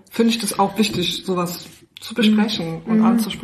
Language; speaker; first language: German; native; German